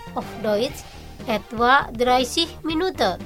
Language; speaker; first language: German; non-native, learner; Indonesian